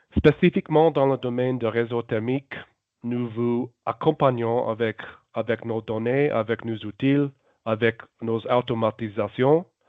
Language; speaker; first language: French; non-native, local second language; German